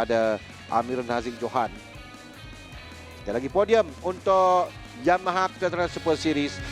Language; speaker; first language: Malay; native; Malay